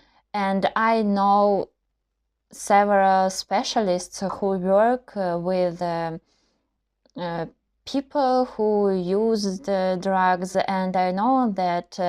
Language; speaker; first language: English; non-native, learner; Russian